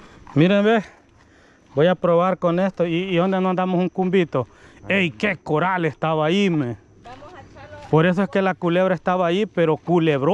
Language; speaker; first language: Spanish; native; Spanish